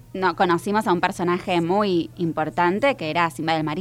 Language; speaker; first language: Spanish; native; Spanish